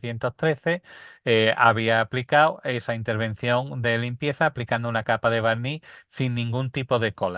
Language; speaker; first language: Spanish; native; Spanish